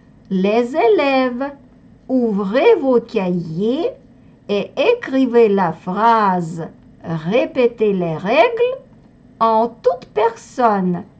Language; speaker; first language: French; non-native, fluent; Russian